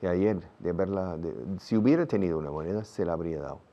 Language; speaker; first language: Spanish; non-native, fluent; English